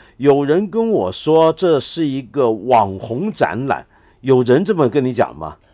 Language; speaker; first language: Chinese; non-native, local second language; Cantonese